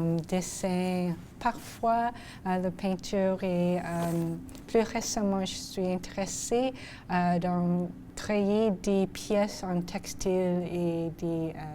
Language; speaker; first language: French; non-native, local second language; English